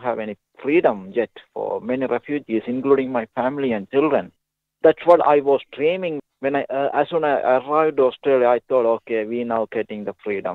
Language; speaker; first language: English; non-native, local second language; Tamil